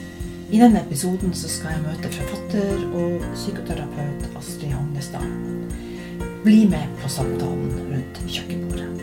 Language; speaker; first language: Norwegian; native; Norwegian